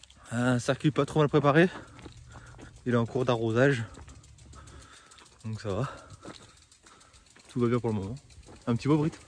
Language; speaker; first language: French; native; French